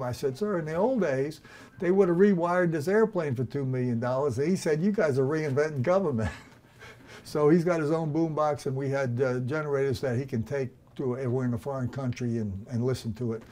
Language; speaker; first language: English; native; English